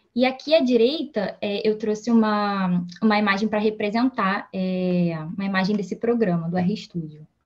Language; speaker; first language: Portuguese; native; Portuguese